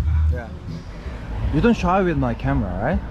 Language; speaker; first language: English; non-native, learner; Korean